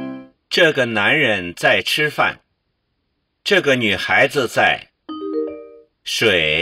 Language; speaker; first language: Chinese; non-native, learner; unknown